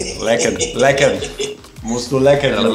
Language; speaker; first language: German; native; German